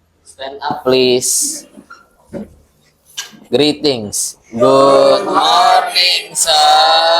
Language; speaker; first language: English; non-native, learner; Indonesian